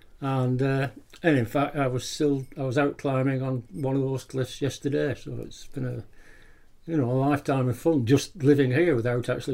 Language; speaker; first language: English; native; English